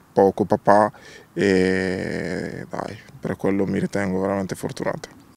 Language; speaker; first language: Italian; early bilingual, other home language; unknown